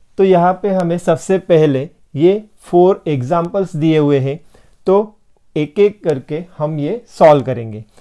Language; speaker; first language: Hindi; non-native, local second language; Marathi